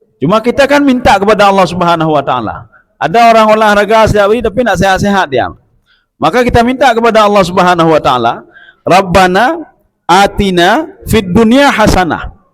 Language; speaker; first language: Malay; non-native, local second language; Achinese